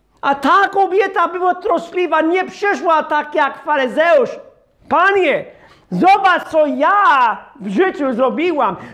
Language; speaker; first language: Polish; non-native, fluent; English